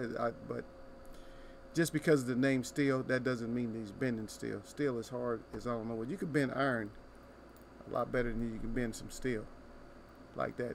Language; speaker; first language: English; native; English